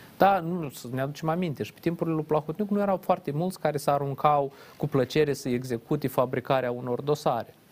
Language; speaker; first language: Romanian; native; Romanian